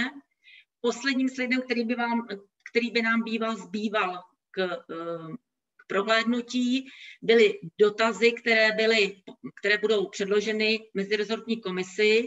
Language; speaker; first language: Czech; native; Czech